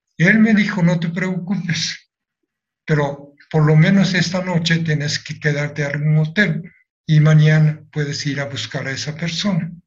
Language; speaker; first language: Spanish; non-native, fluent; Japanese